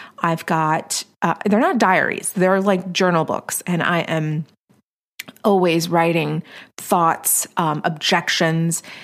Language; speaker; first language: English; early bilingual, other home language; Spanish